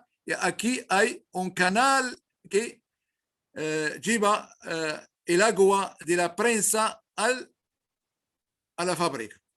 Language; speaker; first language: Spanish; non-native, learner; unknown